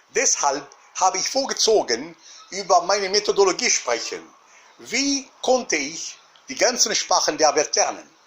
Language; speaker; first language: German; non-native, learner; Arabic